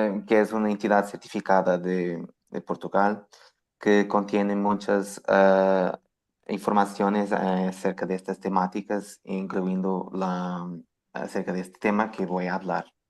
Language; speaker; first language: Spanish; non-native, fluent; Portuguese